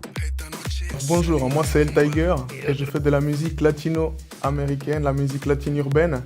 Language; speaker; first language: French; early bilingual, other home language; Spanish